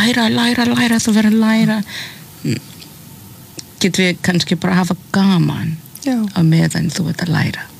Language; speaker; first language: Icelandic; early bilingual, heritage; Icelandic